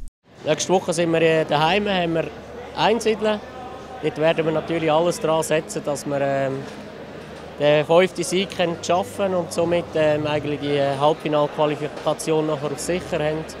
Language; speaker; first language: German; native; German